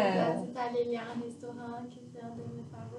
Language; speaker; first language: French; non-native, fluent; Portuguese